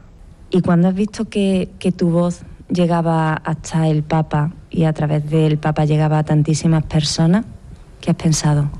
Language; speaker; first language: Spanish; native; Spanish